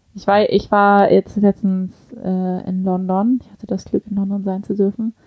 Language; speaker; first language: German; early bilingual, other home language; Chinese